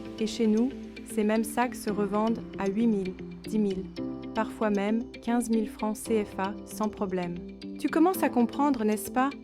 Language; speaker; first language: French; non-native, fluent; Chinese